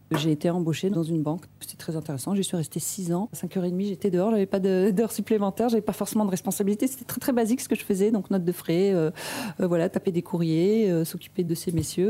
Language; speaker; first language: French; non-native, local second language; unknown